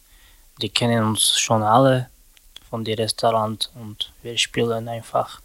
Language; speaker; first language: German; non-native, learner; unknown